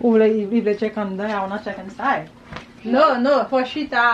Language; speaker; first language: English; non-native, learner; Haitian Creole